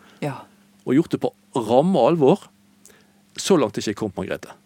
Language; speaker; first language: Norwegian; native; Norwegian